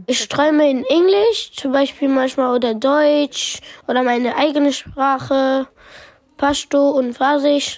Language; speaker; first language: German; early bilingual, other home language; Pashto